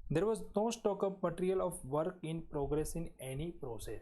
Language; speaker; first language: English; non-native, local second language; Gujarati